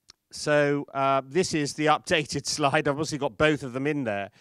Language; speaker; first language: English; native; English